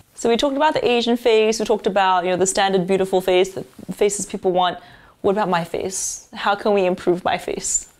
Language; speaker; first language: English; early bilingual, other home language; Chinese